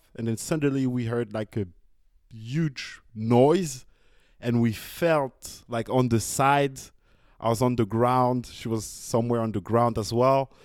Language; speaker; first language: English; non-native, fluent; French